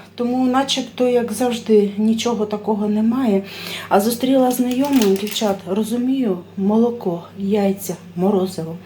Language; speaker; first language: Ukrainian; non-native, local second language; Russian